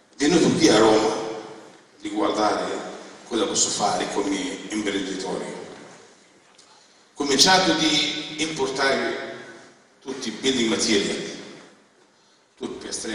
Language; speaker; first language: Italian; non-native, learner; Arabic